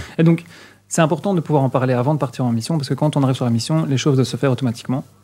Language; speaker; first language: French; native; French